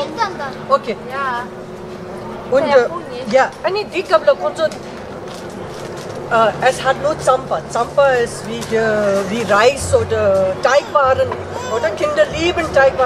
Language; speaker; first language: German; non-native, learner; Tibetan